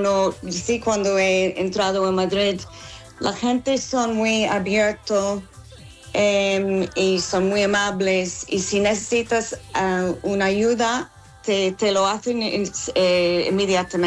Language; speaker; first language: Spanish; non-native, fluent; English